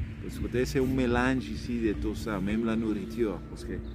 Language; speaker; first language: French; non-native, learner; Spanish